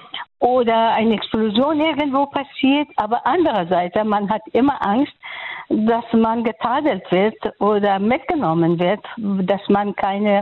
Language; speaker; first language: German; non-native, fluent; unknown